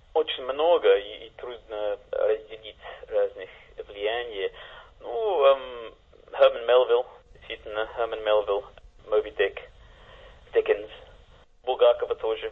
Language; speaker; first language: Russian; non-native, fluent; English